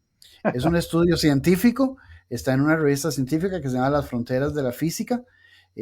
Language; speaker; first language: Spanish; native; Spanish